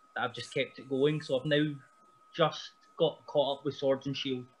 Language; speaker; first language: English; native; English